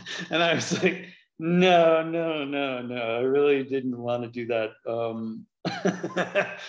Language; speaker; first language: English; native; English